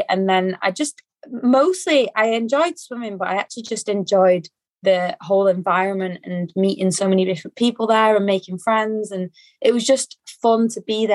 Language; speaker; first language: English; native; English